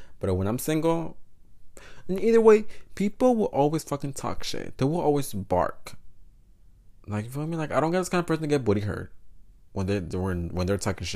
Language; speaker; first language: English; non-native, fluent; Spanish